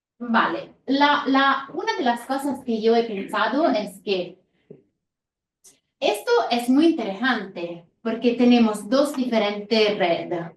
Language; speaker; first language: Spanish; non-native, fluent; Italian